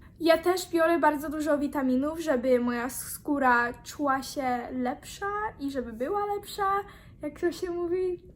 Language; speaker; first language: Polish; early bilingual, heritage; Polish